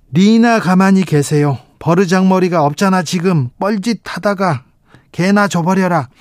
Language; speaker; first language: Korean; native; Korean